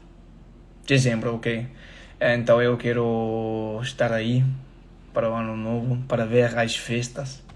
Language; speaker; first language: Portuguese; non-native, learner; English